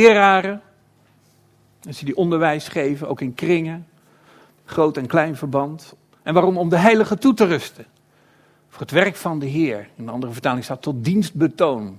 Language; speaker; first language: Dutch; native; Dutch